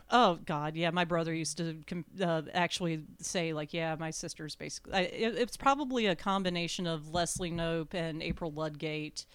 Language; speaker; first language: English; native; English